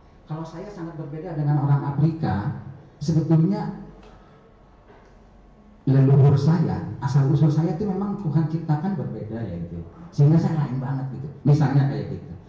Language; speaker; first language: Indonesian; native; Indonesian